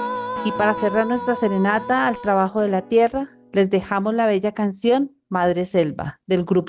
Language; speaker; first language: Spanish; native; Spanish